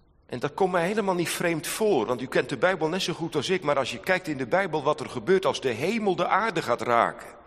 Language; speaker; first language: Dutch; native; Dutch